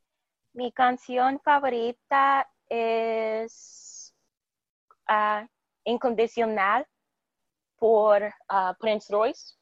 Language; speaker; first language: Spanish; non-native, learner; English